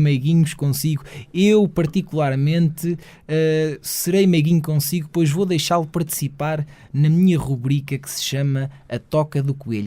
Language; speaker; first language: Portuguese; native; Portuguese